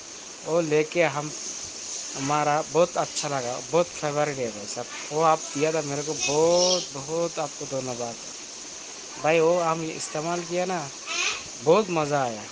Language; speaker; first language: Hindi; non-native, learner; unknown